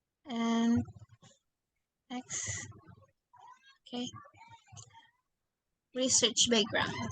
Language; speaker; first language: English; non-native, learner; Indonesian